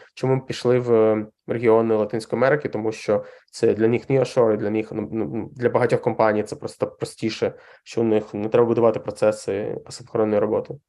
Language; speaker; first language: Ukrainian; non-native, local second language; Russian